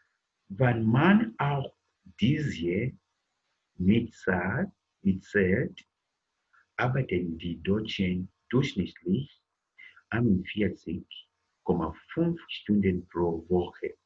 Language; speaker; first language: German; non-native, learner; English